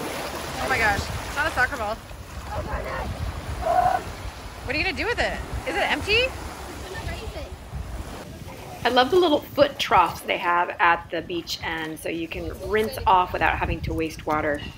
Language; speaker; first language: English; native; English